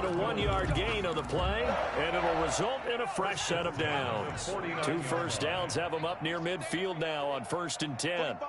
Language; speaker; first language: English; native; English